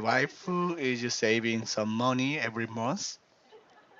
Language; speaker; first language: English; non-native, learner; Korean